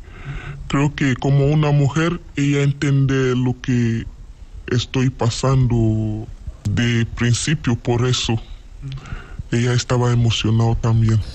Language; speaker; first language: Spanish; non-native, learner; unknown